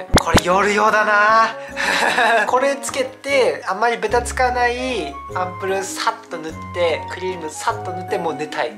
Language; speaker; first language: Japanese; non-native, fluent; Korean